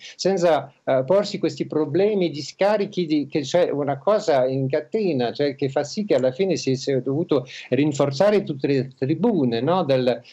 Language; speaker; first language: Italian; non-native, fluent; French